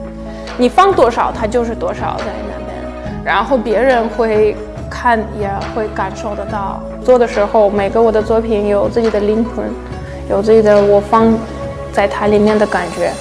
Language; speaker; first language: Chinese; non-native, fluent; Russian